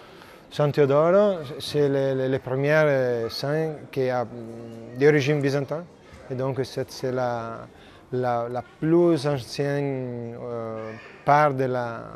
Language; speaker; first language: French; non-native, learner; Italian